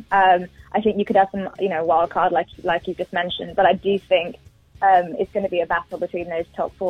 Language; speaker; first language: English; native; English